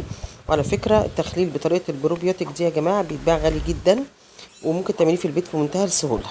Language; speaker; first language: Arabic; native; Arabic